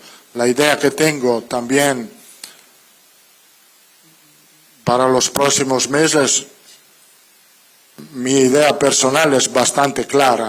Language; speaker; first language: Spanish; non-native, fluent; Italian